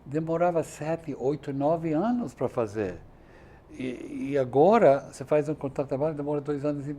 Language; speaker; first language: Portuguese; non-native, fluent; English